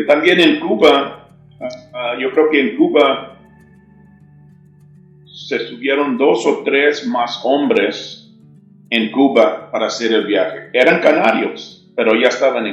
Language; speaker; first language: Spanish; early bilingual, heritage; English